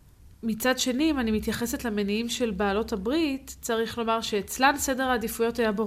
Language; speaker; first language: Hebrew; native; Hebrew